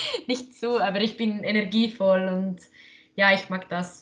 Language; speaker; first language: German; non-native, local second language; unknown